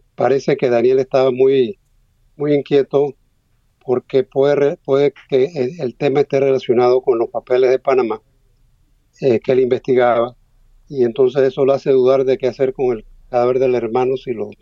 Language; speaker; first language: Spanish; native; Spanish